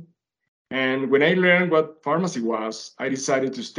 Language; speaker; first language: English; non-native, fluent; Spanish